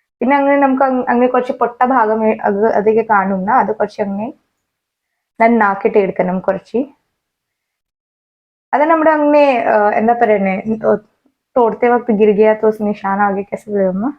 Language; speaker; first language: Malayalam; non-native, learner; Hindi